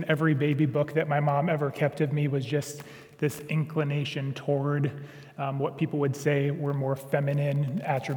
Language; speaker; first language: English; native; English